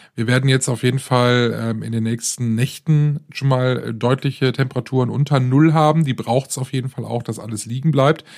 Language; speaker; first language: German; native; German